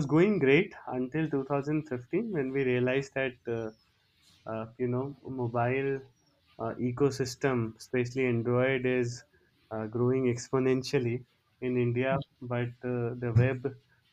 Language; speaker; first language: English; non-native, local second language; Hindi